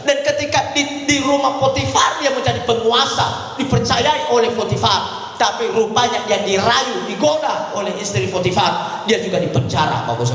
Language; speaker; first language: Indonesian; native; Indonesian